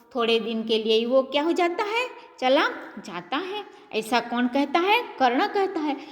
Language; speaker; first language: Hindi; non-native, local second language; Gujarati